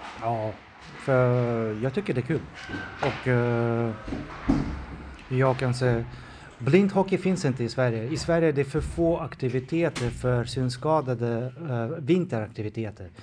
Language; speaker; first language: Swedish; non-native, fluent; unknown